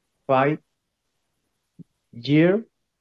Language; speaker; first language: English; non-native, learner; Spanish